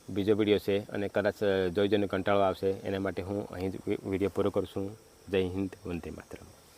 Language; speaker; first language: Gujarati; non-native, local second language; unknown